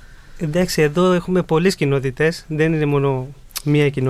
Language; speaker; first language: Greek; early bilingual, other home language; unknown